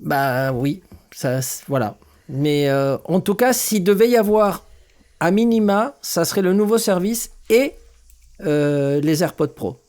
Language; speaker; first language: French; native; French